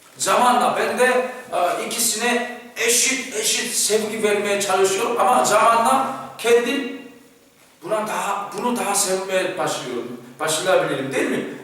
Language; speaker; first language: Turkish; non-native, fluent; Korean